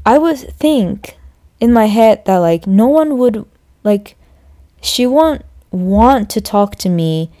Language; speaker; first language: English; non-native, fluent; Japanese